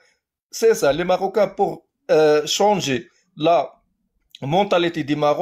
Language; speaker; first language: French; non-native, learner; Arabic